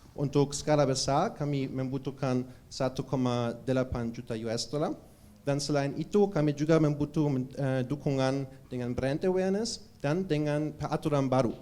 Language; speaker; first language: Indonesian; non-native, fluent; German